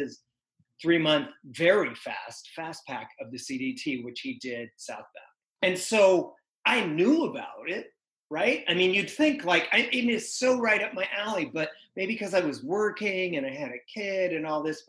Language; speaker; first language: English; native; English